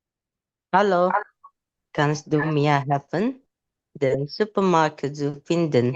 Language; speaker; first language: German; non-native, learner; Indonesian